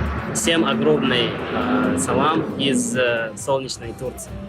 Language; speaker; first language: Russian; non-native, learner; Turkish